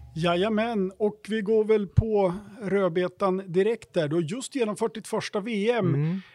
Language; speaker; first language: Swedish; native; Swedish